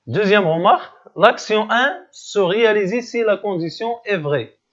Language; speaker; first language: French; non-native, local second language; Arabic